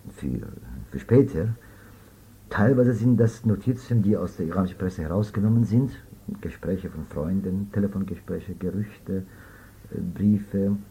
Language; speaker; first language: German; non-native, fluent; Persian